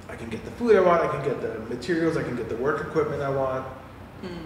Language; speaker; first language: English; native; English